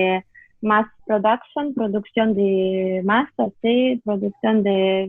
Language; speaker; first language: Spanish; non-native, fluent; Russian